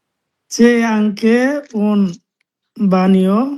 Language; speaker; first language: Italian; non-native, learner; Bangla